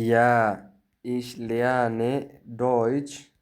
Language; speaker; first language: German; non-native, fluent; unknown